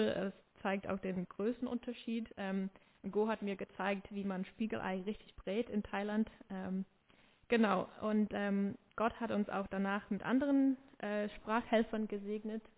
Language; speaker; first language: German; non-native, fluent; English